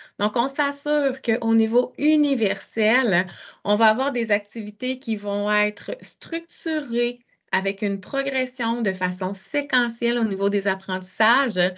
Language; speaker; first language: French; native; French